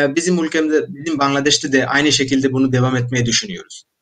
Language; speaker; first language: Turkish; non-native, learner; Bangla